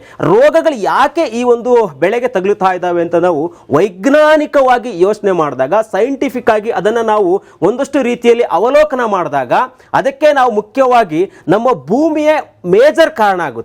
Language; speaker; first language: Kannada; native; Kannada